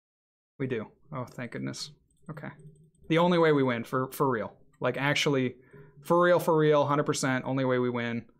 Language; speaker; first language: English; native; English